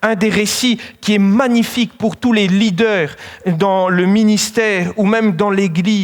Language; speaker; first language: French; native; French